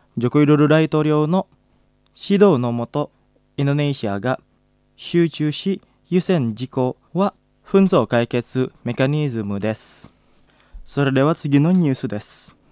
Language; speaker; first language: Japanese; non-native, fluent; Indonesian